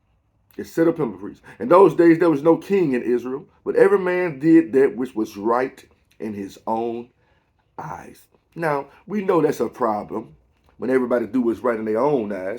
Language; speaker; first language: English; native; English